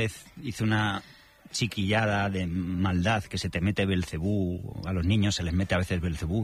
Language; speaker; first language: Spanish; native; Spanish